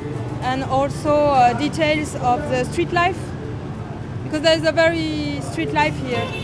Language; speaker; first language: English; non-native, learner; French